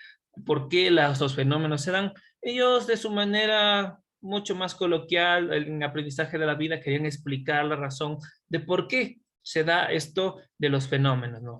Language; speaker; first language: Spanish; native; Spanish